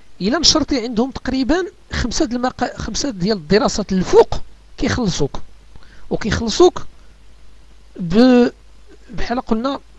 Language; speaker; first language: Arabic; native; Arabic